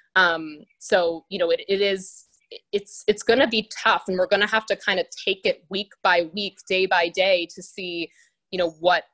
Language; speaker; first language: English; native; English